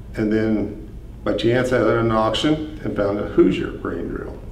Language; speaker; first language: English; native; English